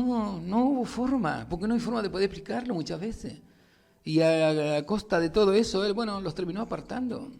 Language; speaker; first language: Spanish; native; Spanish